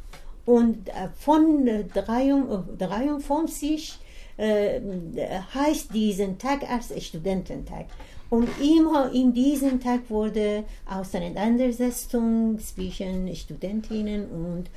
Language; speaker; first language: German; non-native, learner; Persian